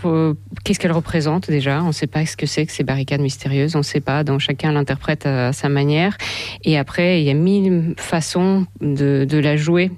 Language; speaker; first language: French; non-native, fluent; Russian